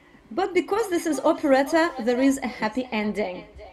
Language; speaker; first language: English; non-native, fluent; Russian